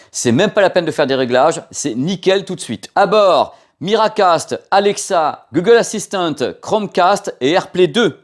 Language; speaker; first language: French; native; French